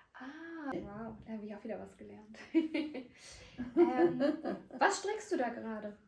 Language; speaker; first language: German; native; German